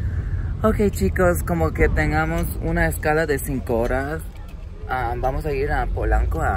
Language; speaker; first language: Spanish; early bilingual, heritage; English